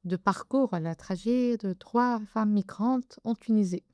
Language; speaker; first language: French; non-native, local second language; Arabic